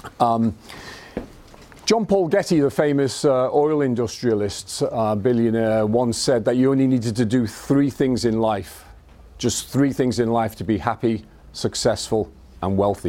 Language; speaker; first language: English; native; English